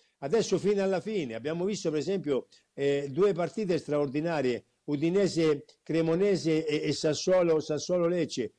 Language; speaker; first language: Italian; native; Italian